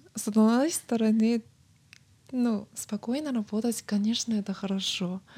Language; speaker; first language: Russian; non-native, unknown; Chinese